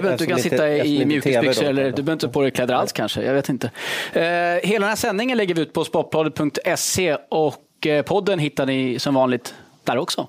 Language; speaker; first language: Swedish; native; Swedish